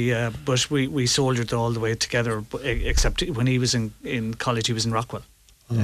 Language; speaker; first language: English; native; English